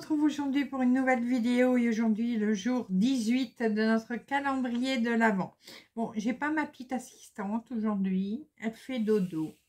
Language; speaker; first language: French; native; French